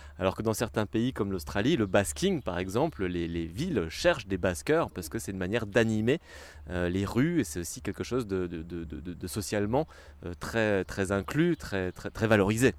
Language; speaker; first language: French; native; French